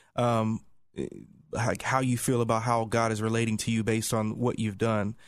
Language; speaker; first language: English; native; English